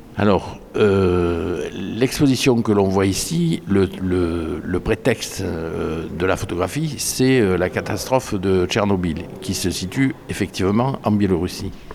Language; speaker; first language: French; native; French